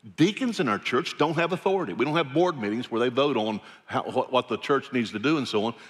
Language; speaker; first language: English; native; English